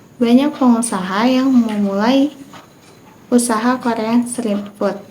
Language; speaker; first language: Indonesian; native; Indonesian